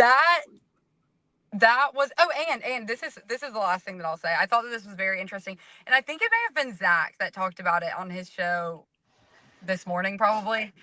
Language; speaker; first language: English; native; English